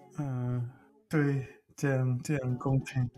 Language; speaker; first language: Chinese; non-native, learner; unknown